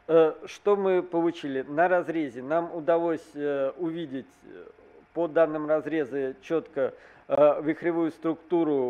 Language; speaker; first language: Russian; native; Russian